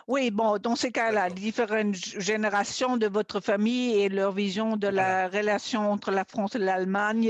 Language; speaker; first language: French; non-native, fluent; German